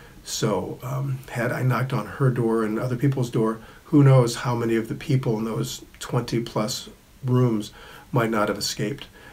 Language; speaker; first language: English; native; English